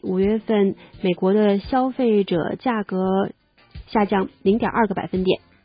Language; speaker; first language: Chinese; native; Chinese